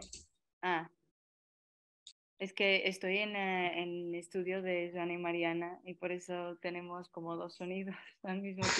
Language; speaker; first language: Spanish; non-native, fluent; Portuguese